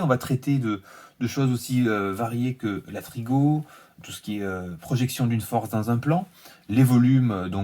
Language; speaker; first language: French; native; French